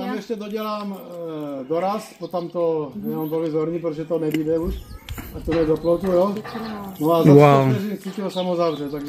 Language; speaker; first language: Czech; native; Czech